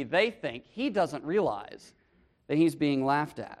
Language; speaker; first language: English; native; English